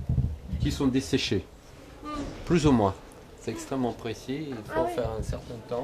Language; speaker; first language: French; native; French